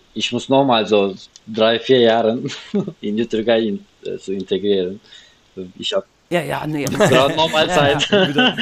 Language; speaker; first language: German; non-native, fluent; Turkish